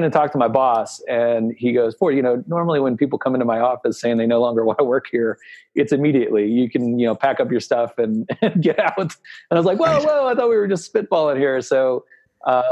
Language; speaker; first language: English; native; English